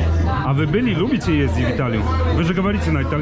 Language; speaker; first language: Russian; non-native, fluent; Polish